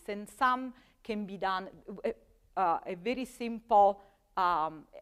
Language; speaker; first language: English; non-native, fluent; Italian